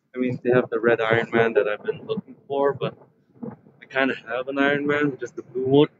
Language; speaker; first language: English; native; English